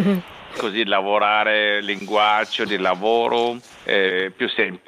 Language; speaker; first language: Italian; non-native, learner; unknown